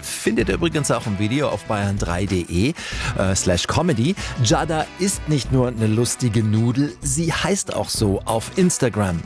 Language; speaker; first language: German; native; German